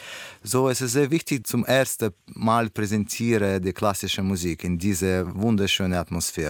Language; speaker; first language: German; non-native, learner; Russian